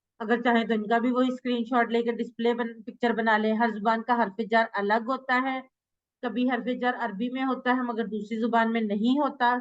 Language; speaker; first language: Urdu; native; Urdu